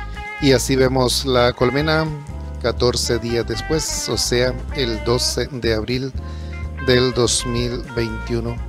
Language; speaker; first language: Spanish; native; Spanish